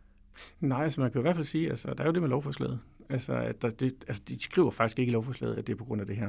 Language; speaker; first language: Danish; native; Danish